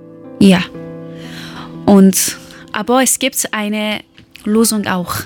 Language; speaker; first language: German; non-native, learner; Persian